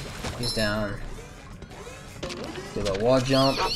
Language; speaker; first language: English; native; English